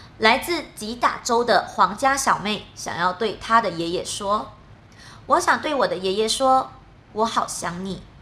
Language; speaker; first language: Chinese; native; Chinese